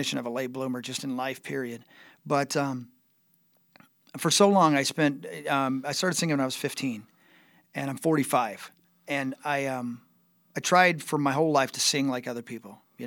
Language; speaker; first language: English; native; English